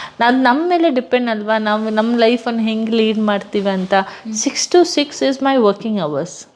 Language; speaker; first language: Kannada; non-native, local second language; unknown